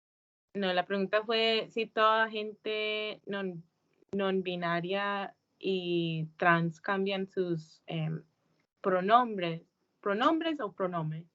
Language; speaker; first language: Spanish; early bilingual, heritage; Spanish